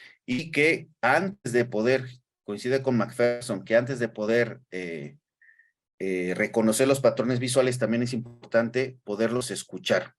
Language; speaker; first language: Spanish; native; Spanish